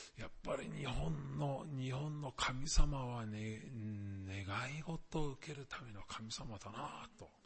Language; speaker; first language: Japanese; non-native, fluent; German